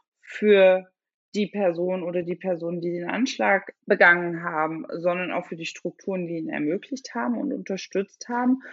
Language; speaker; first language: German; native; German